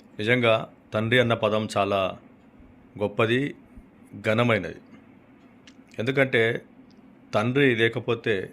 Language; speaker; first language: Telugu; native; Telugu